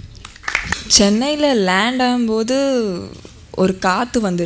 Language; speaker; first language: Tamil; non-native, fluent; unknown